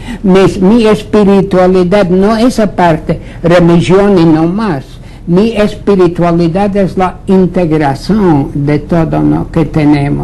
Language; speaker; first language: Portuguese; non-native, fluent; Latvian